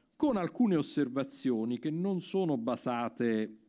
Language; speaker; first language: Italian; native; Italian